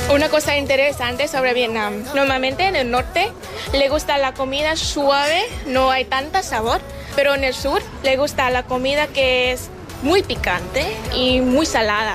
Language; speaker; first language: Spanish; non-native, learner; Vietnamese